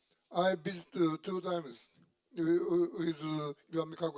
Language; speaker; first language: English; non-native, learner; Japanese